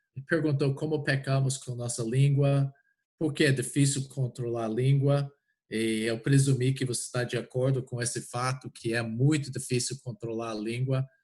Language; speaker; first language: Portuguese; non-native, fluent; English